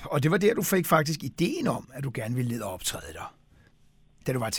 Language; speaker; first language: Danish; native; Danish